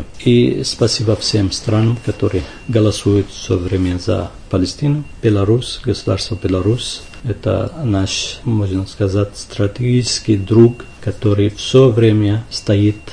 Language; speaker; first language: Russian; non-native, fluent; Arabic